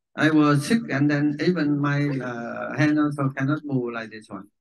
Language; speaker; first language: English; non-native, learner; Vietnamese